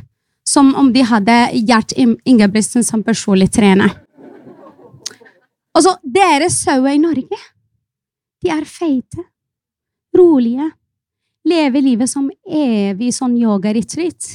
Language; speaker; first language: Norwegian; non-native, fluent; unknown